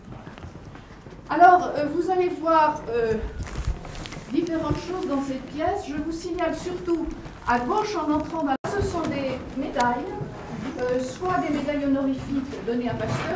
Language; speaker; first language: French; native; French